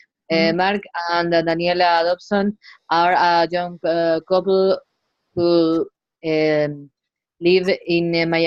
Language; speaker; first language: English; non-native, learner; Spanish